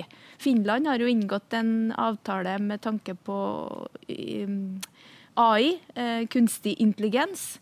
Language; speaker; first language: Norwegian; native; Norwegian